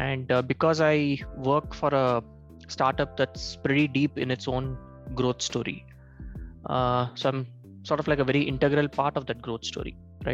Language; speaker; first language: English; non-native, local second language; Tamil